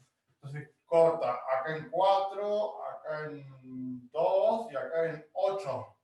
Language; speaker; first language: Spanish; native; Spanish